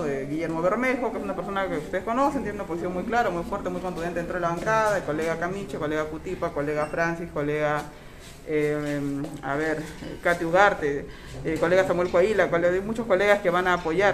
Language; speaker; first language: Spanish; native; Spanish